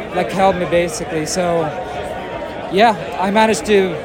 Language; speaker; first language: English; non-native, fluent; Arabic